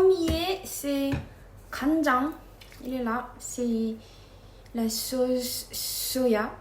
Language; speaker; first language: French; non-native, fluent; Korean